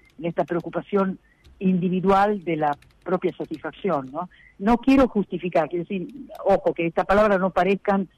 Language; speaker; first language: Spanish; non-native, fluent; Italian